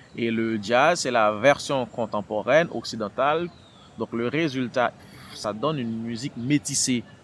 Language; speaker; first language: French; non-native, local second language; Haitian Creole